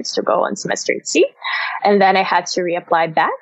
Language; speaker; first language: English; non-native, fluent; Russian